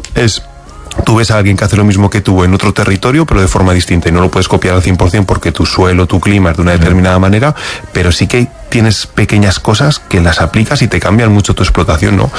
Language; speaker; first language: Spanish; native; Spanish